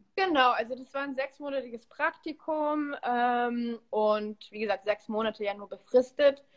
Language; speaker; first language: German; early bilingual, other home language; Polish